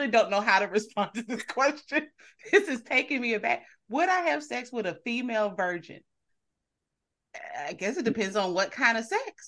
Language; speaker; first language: English; native; English